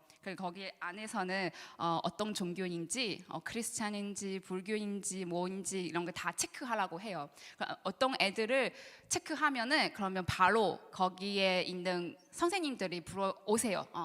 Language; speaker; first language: Korean; non-native, learner; Chinese